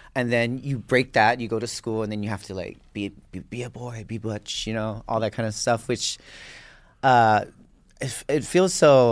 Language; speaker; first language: English; native; English